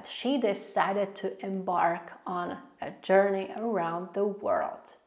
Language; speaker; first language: English; non-native, fluent; Polish